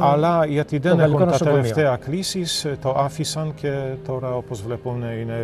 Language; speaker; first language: Greek; non-native, fluent; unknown